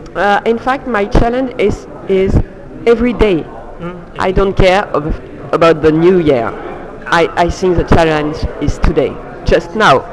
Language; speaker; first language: English; non-native, learner; French